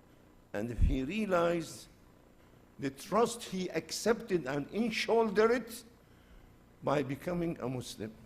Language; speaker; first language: English; non-native, fluent; Arabic